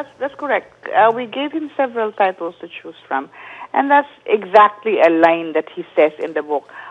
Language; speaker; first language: English; non-native, local second language; Filipino